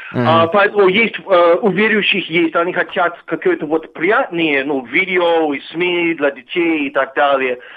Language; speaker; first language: Russian; non-native, fluent; English